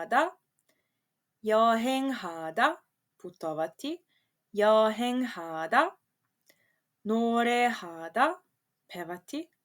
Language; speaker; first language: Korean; non-native, fluent; Serbian